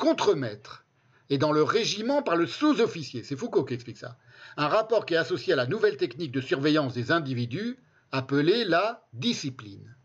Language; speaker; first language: French; native; French